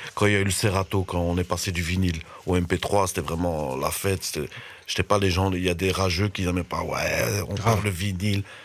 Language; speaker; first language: French; native; French